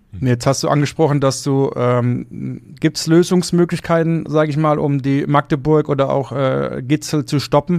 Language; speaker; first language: German; native; German